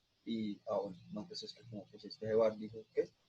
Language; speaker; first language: Spanish; native; Spanish